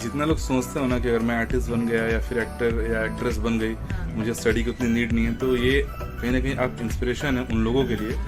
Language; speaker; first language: Hindi; native; Hindi